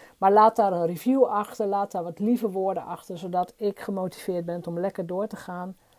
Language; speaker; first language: Dutch; native; Dutch